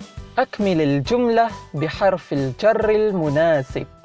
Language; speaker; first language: Arabic; non-native, fluent; Malay